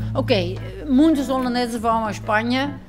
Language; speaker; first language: Portuguese; non-native, learner; Dutch